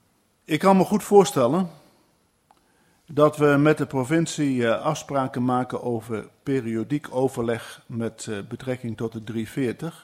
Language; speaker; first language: Dutch; native; Dutch